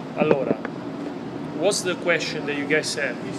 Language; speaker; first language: English; non-native, fluent; Italian